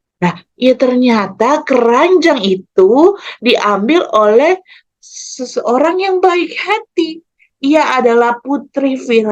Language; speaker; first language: Indonesian; native; Indonesian